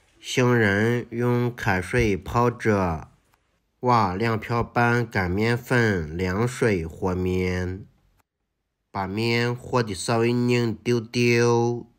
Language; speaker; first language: Chinese; native; Chinese